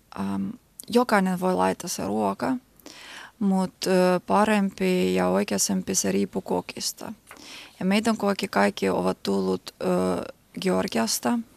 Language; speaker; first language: Finnish; non-native, learner; Georgian